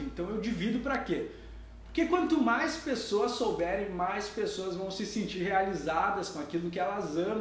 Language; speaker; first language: Portuguese; native; Portuguese